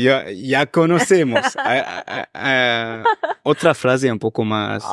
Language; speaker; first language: Spanish; non-native, fluent; English